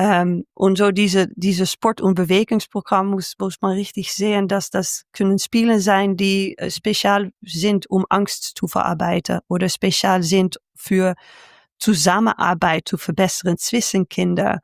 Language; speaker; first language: German; non-native, fluent; Dutch